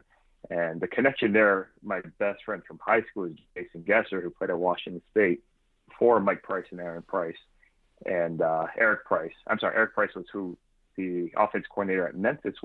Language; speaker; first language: English; native; English